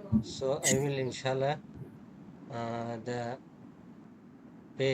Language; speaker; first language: English; non-native, learner; Urdu